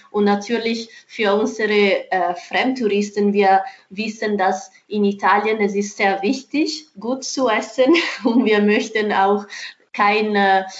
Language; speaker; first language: German; non-native, fluent; Italian